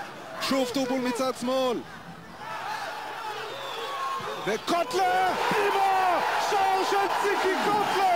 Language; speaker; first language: Hebrew; native; Hebrew